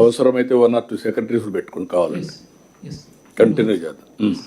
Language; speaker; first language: Telugu; native; Telugu